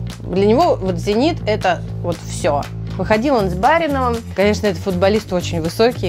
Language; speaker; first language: Russian; native; Russian